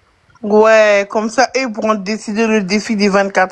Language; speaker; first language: French; native; French